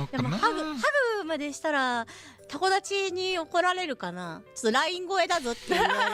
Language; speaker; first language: Japanese; native; Japanese